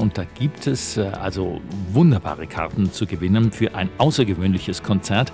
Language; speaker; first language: German; native; German